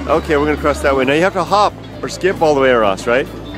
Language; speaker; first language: English; native; English